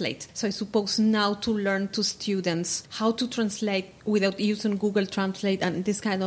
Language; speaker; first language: English; non-native, fluent; Spanish